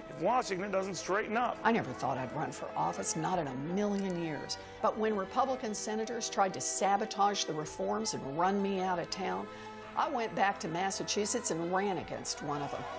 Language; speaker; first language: English; native; English